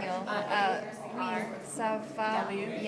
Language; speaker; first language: French; non-native, learner; English